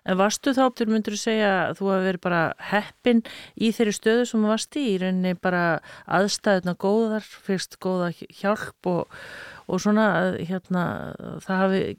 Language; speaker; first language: Icelandic; native; Icelandic